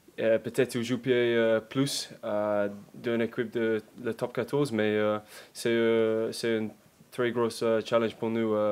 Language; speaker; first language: French; non-native, learner; English